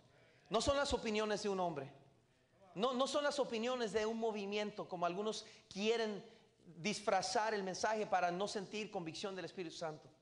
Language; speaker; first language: Spanish; native; Spanish